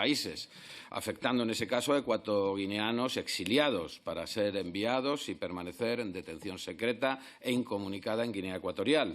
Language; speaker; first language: Spanish; native; Spanish